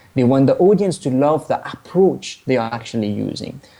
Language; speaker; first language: English; non-native, fluent; Morisyen